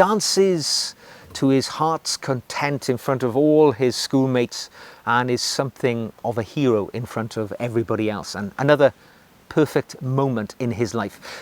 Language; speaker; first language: English; native; English